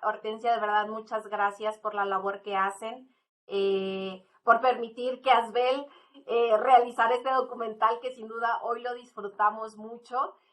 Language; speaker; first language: Spanish; native; Spanish